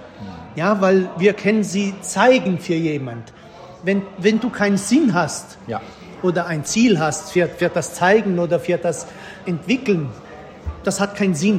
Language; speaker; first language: German; early bilingual, heritage; German